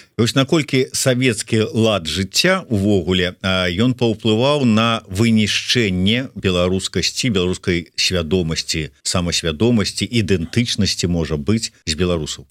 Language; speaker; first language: Belarusian; native; Belarusian